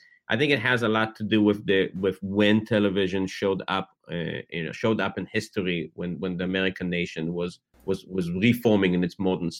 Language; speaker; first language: English; native; English